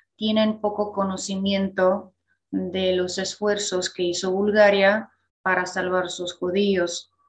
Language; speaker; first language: Spanish; non-native, fluent; Bulgarian